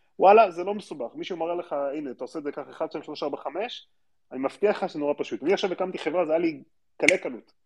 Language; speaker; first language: Hebrew; native; Hebrew